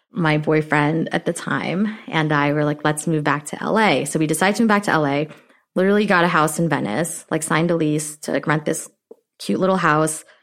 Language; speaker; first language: English; early bilingual, other home language; Filipino